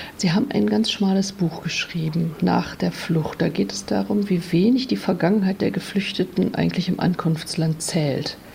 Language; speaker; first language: German; native; German